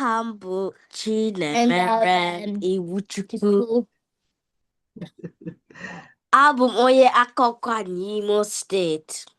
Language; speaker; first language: Igbo; early bilingual, heritage; English